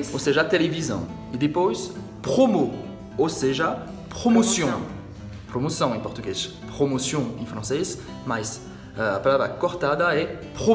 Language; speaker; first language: Portuguese; non-native, fluent; French